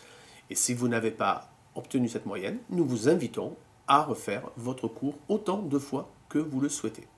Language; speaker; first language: French; native; French